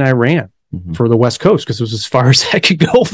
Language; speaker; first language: English; native; English